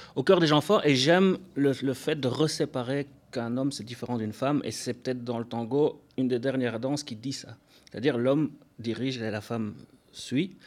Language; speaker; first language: French; native; French